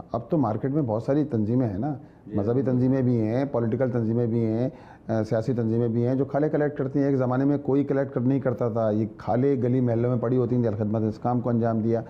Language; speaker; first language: Urdu; native; Urdu